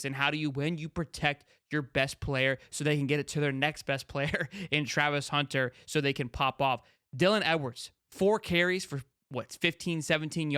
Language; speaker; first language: English; native; English